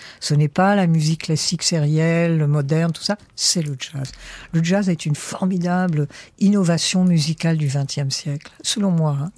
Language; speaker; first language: French; early bilingual, heritage; French